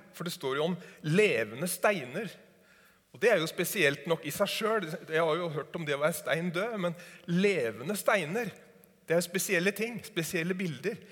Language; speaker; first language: Norwegian; native; Norwegian